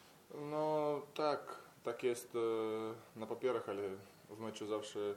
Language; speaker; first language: Polish; non-native, fluent; Belarusian